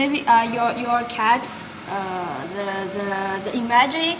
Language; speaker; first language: English; non-native, learner; Chinese